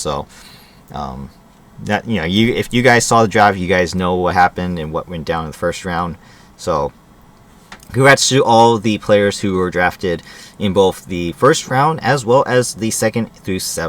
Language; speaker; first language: English; native; English